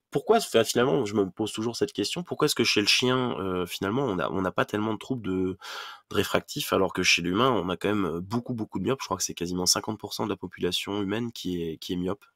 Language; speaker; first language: French; native; French